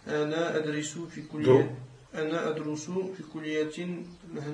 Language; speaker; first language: Arabic; non-native, learner; French